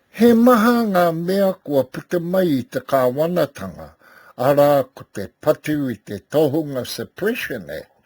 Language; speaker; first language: Māori; native; Māori